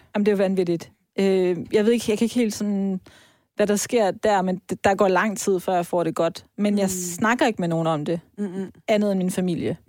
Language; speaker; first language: Danish; early bilingual, other home language; Persian